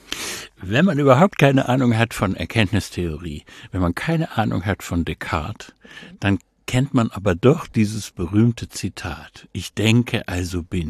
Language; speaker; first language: German; native; German